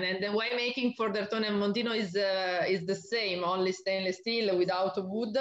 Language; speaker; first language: English; non-native, learner; Italian